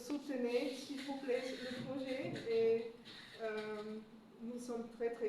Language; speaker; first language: French; non-native, fluent; German